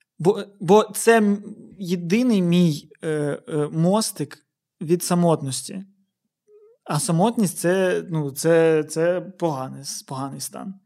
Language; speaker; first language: Ukrainian; native; Ukrainian